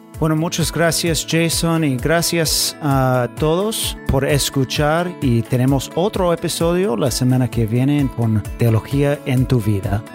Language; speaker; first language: Spanish; non-native, fluent; English